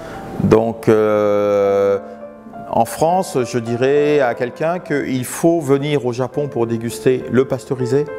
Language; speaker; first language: French; non-native, fluent; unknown